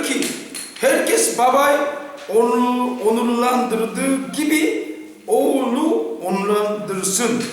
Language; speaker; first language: Turkish; non-native, fluent; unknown